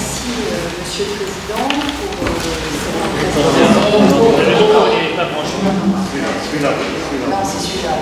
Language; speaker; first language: French; native; French